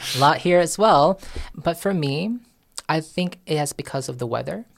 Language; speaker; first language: English; non-native, local second language; Filipino